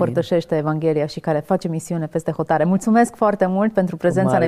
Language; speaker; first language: Romanian; native; Romanian